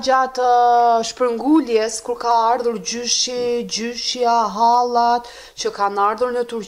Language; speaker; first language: Albanian; native; Albanian